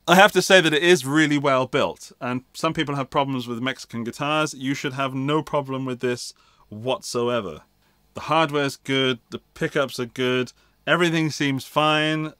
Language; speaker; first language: English; native; English